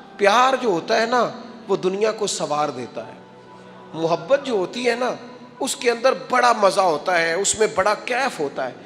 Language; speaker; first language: Urdu; non-native, local second language; Punjabi